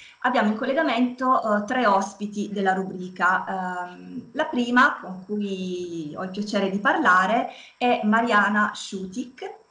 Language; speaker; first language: Italian; native; Italian